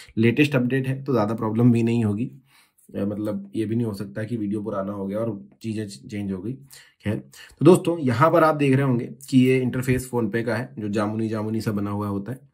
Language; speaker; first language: Hindi; native; Hindi